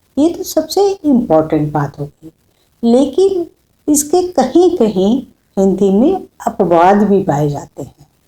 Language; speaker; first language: Hindi; native; Hindi